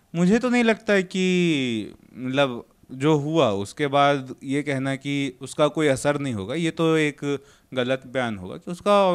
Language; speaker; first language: Hindi; native; Hindi